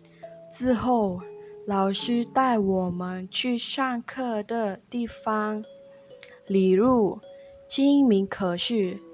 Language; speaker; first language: Chinese; non-native, local second language; Malay